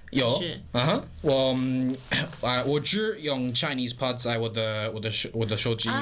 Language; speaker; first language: Chinese; non-native, learner; English